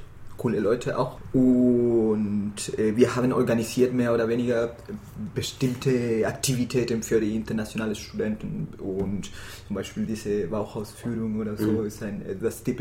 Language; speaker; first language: German; non-native, fluent; Spanish